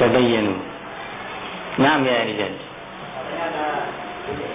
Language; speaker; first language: Indonesian; native; Indonesian